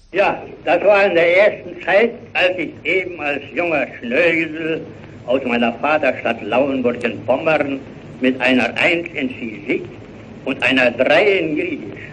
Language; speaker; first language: German; native; German